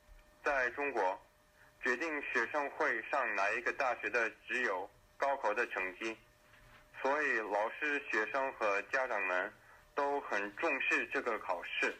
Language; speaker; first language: Chinese; early bilingual, heritage; Chinese